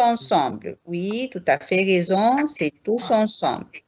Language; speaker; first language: French; non-native, fluent; Arabic